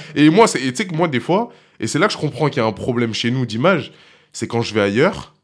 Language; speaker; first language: French; native; French